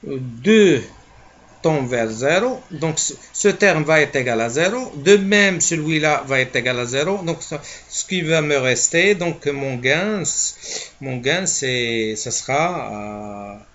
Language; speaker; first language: French; non-native, local second language; Arabic